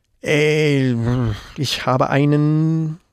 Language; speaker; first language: German; non-native, learner; Spanish